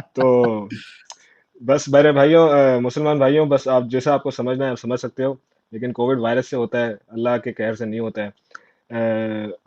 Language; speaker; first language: Urdu; non-native, local second language; Sindhi